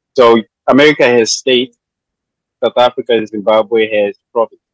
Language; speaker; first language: English; non-native, local second language; Shona